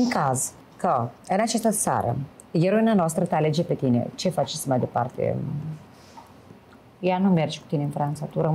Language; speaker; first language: Romanian; native; Romanian